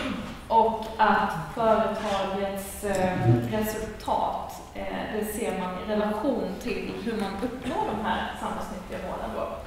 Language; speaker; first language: Swedish; native; Swedish